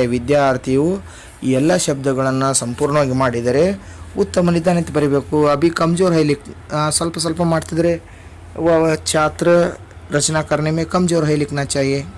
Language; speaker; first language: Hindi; non-native, local second language; Kannada